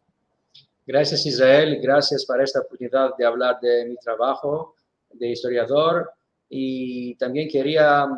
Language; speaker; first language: Spanish; non-native, fluent; Greek